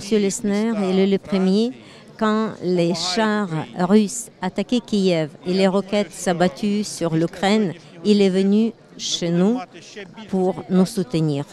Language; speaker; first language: French; non-native, fluent; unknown